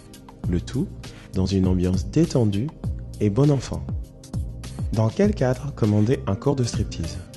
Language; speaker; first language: French; native; French